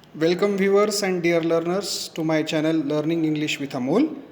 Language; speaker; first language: English; non-native, local second language; Marathi